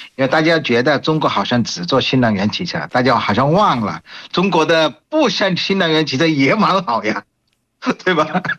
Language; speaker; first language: Chinese; non-native, fluent; Bangla